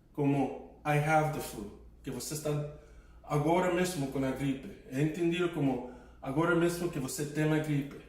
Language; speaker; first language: Portuguese; non-native, fluent; English